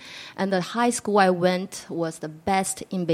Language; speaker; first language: English; non-native, fluent; Chinese